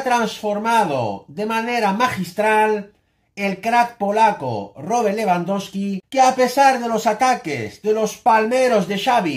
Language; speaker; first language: Spanish; native; Spanish